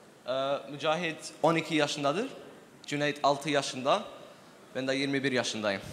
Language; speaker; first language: Turkish; early bilingual, heritage; English